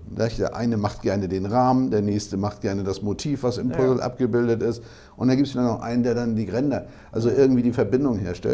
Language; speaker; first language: German; native; German